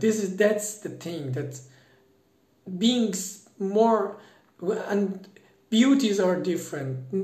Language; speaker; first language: English; non-native, fluent; Persian